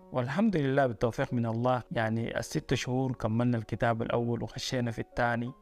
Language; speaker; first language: Arabic; native; Arabic